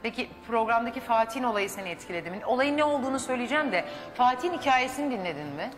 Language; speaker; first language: Turkish; native; Turkish